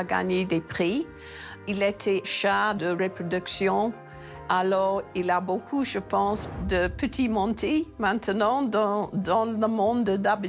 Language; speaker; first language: French; non-native, learner; English